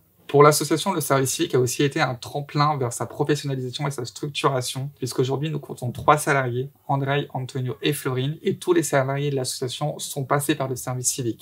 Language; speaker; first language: French; native; French